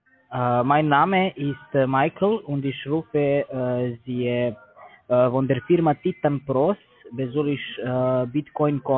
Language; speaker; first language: German; non-native, learner; English